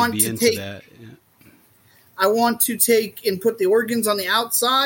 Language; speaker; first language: English; native; English